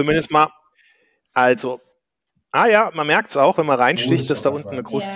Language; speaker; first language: German; native; German